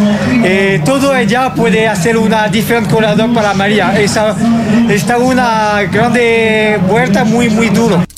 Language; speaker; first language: Portuguese; non-native, learner; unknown